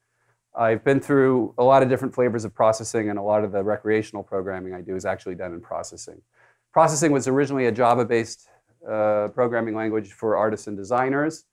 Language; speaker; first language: English; native; English